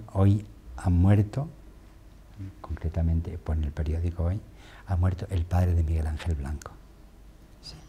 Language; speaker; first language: Spanish; native; Spanish